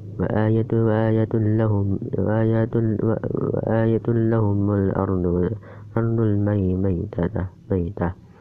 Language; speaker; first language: Arabic; non-native, learner; Indonesian